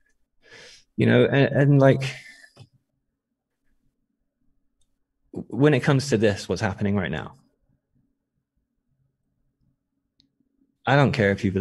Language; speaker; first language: English; native; English